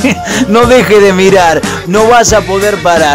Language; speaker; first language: Spanish; native; Spanish